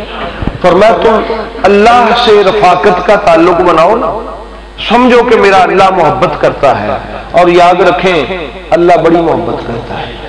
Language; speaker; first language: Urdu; non-native, local second language; Punjabi